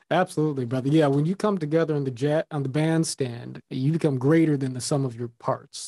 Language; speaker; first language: English; native; English